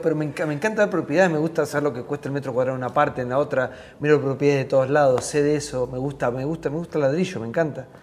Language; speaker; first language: Spanish; native; Spanish